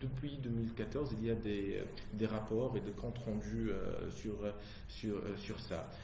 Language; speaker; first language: French; non-native, local second language; Arabic